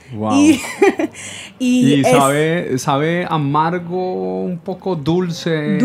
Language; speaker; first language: Spanish; native; Spanish